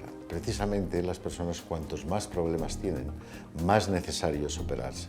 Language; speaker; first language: Spanish; native; Spanish